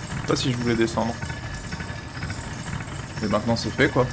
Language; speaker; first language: French; native; French